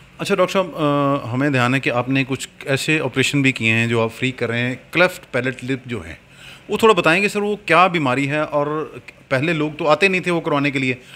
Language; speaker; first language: Hindi; native; Hindi